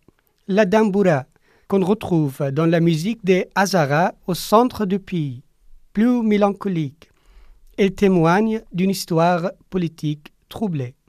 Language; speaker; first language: French; non-native, fluent; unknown